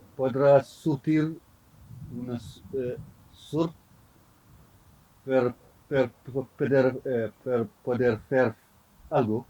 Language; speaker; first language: Catalan; non-native, learner; Fula